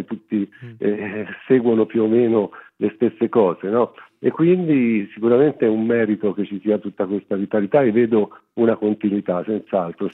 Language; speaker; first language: Italian; native; Italian